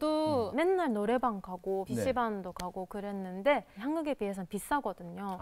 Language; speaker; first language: Korean; non-native, fluent; Japanese